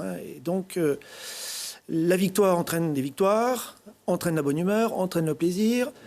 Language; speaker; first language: French; native; French